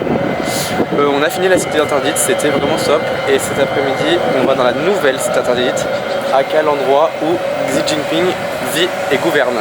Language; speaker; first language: French; native; French